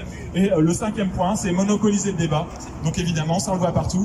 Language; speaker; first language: French; native; French